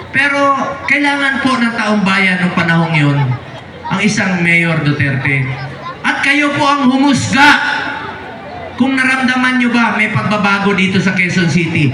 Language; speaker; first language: Filipino; non-native, local second language; Cebuano